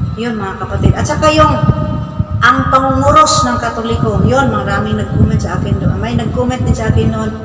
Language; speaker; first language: Filipino; non-native, local second language; Cebuano